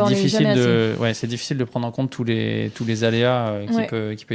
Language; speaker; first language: French; native; French